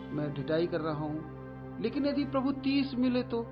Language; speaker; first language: Hindi; native; Hindi